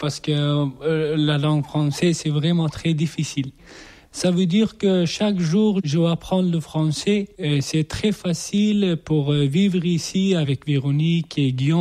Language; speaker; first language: French; non-native, learner; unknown